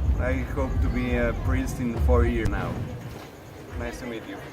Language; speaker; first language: English; non-native, fluent; Spanish